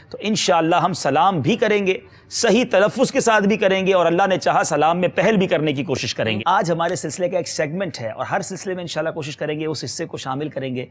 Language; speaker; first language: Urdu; native; Urdu